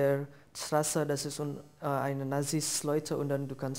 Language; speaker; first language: German; non-native, learner; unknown